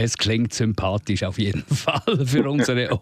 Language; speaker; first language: German; native; German